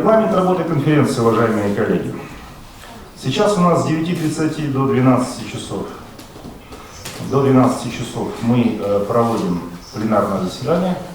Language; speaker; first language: Russian; native; Russian